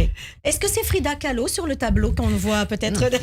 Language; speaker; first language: French; native; French